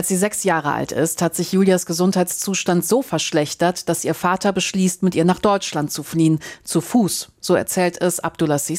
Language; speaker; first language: German; native; German